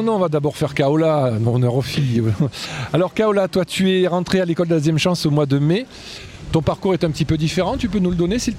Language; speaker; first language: French; native; French